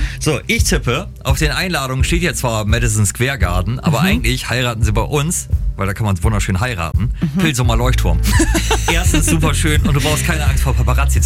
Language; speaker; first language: German; native; German